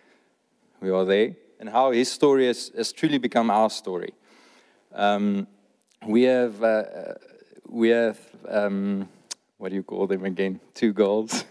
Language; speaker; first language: English; non-native, local second language; Afrikaans